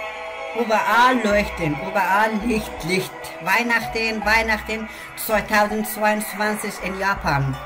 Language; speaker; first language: German; non-native, learner; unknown